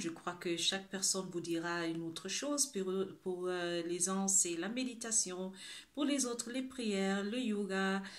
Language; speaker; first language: French; non-native, fluent; Spanish